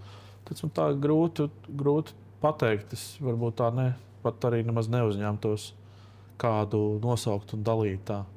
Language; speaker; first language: Latvian; native; Latvian